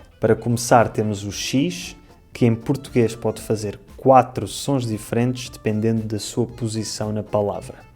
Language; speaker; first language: Portuguese; native; Portuguese